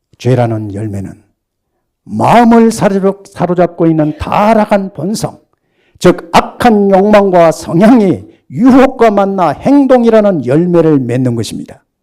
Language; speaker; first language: Korean; native; Korean